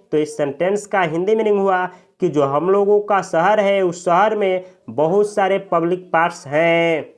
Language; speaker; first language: Hindi; native; Hindi